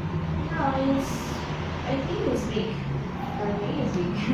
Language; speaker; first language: English; non-native, learner; Spanish